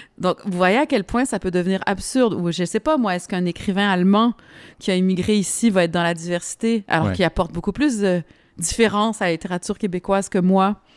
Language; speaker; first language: French; native; French